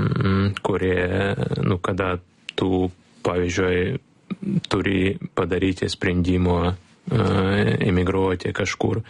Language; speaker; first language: Lithuanian; non-native, learner; Ukrainian